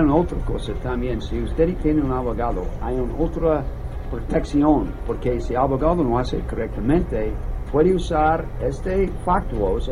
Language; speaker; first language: Spanish; non-native, learner; English